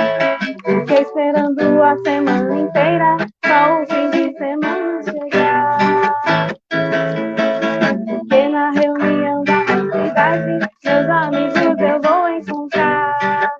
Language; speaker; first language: Portuguese; native; Portuguese